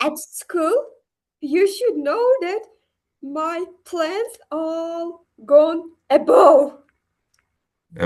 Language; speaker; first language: English; non-native, learner; Uzbek